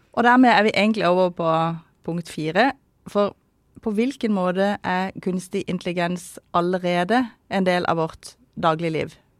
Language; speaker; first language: Norwegian; native; Norwegian